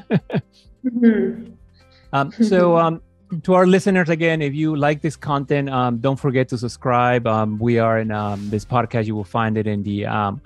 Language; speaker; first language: English; native; English